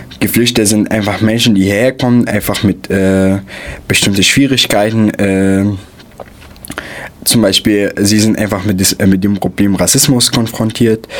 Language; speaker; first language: German; non-native, fluent; Arabic